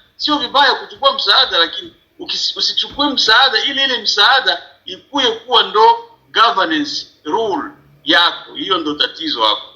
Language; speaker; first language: Swahili; native; Swahili